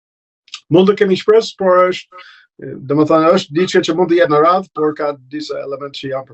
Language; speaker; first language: Albanian; non-native, fluent; English